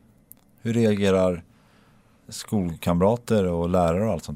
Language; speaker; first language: Swedish; native; Swedish